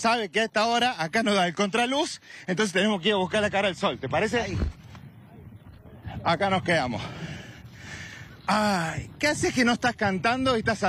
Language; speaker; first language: Spanish; native; Spanish